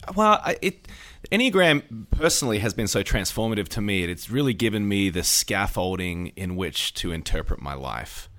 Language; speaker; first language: English; native; English